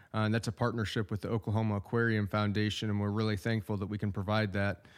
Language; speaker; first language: English; native; English